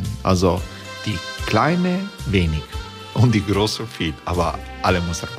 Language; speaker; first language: German; non-native, learner; Croatian